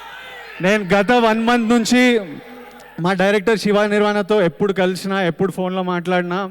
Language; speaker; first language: Telugu; native; Telugu